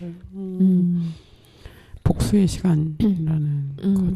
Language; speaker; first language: Korean; native; Korean